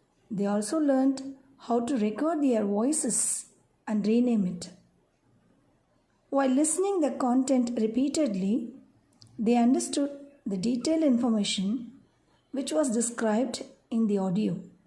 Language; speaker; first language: English; non-native, local second language; Tamil